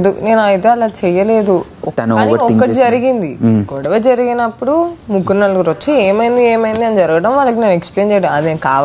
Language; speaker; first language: Telugu; native; Telugu